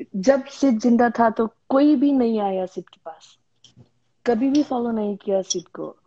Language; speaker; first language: Hindi; non-native, local second language; Nepali